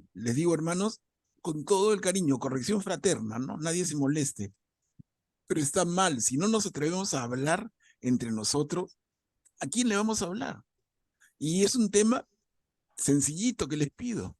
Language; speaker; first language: Spanish; native; Spanish